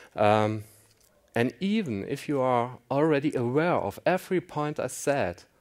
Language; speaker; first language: English; non-native, fluent; German